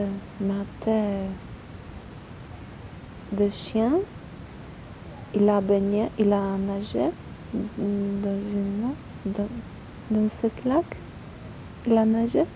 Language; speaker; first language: French; non-native, learner; Polish